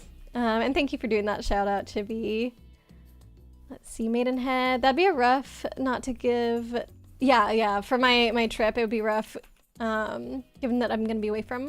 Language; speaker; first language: English; native; English